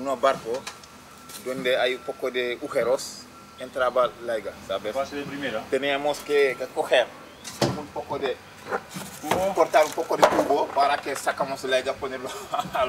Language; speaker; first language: Spanish; non-native, learner; Wolof